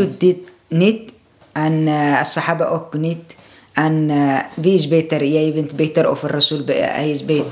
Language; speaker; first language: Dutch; non-native, learner; Arabic